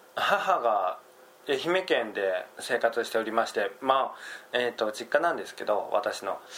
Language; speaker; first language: Japanese; native; Japanese